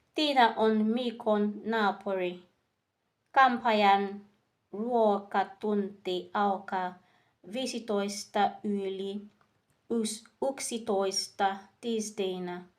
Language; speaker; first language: Finnish; non-native, learner; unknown